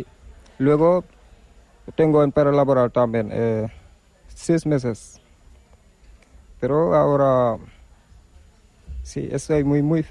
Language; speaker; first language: Spanish; non-native, learner; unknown